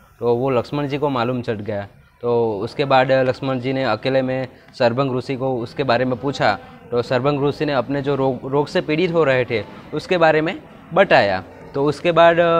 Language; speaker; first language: Hindi; non-native, local second language; Gujarati